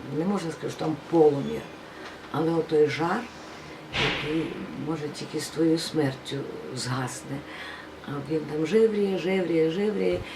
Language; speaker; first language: Ukrainian; non-native, local second language; Russian